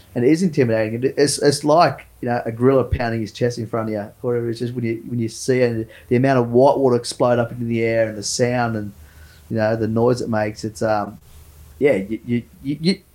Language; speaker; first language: English; native; English